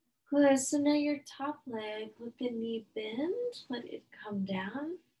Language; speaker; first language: English; native; English